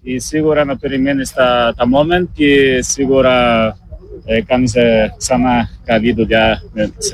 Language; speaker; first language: Greek; non-native, learner; Portuguese